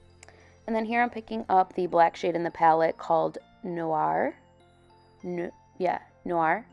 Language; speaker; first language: English; native; English